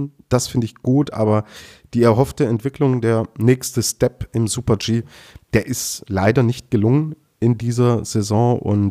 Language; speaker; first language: German; native; German